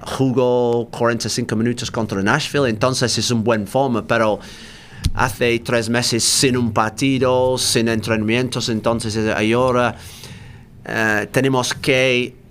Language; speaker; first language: Spanish; non-native, learner; English